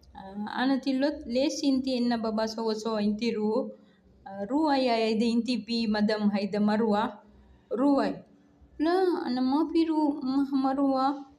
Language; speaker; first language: Arabic; non-native, learner; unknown